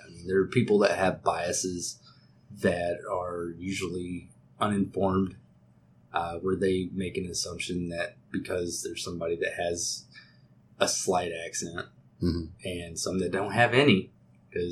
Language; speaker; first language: English; native; English